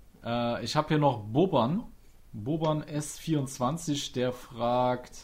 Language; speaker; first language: German; native; German